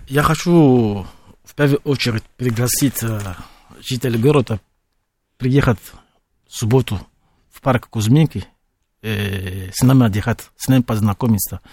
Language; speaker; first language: Russian; non-native, fluent; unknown